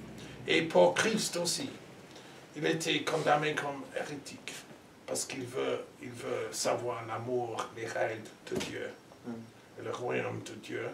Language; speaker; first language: French; non-native, learner; English